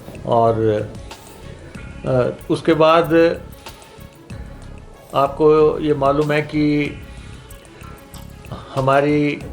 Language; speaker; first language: Hindi; native; Hindi